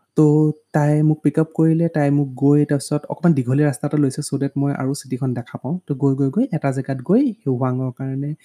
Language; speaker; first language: Assamese; native; Assamese